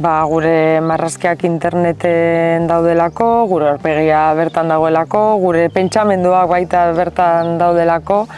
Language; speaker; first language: Basque; non-native, local second language; Spanish